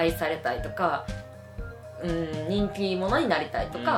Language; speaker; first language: Japanese; native; Japanese